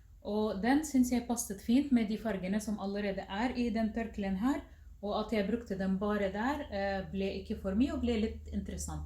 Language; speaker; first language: Norwegian; non-native, fluent; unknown